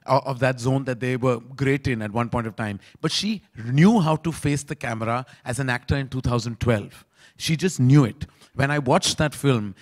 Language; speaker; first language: English; non-native, local second language; Hindi